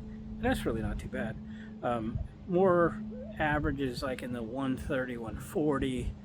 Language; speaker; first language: English; native; English